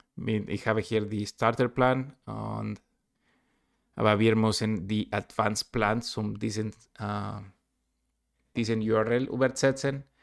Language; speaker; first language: German; non-native, learner; Spanish